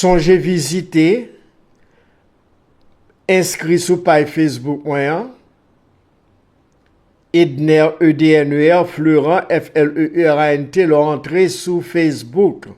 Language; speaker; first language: French; non-native, local second language; Haitian Creole